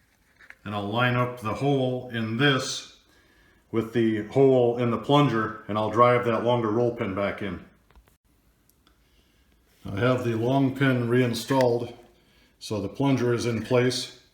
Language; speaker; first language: English; native; English